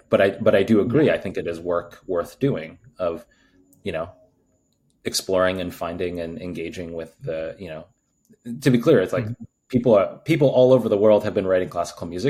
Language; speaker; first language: English; native; English